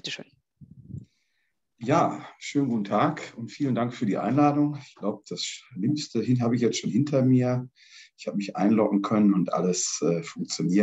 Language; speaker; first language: German; native; German